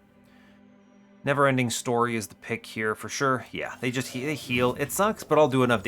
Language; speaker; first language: English; native; English